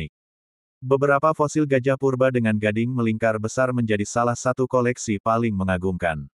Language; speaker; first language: Indonesian; native; Indonesian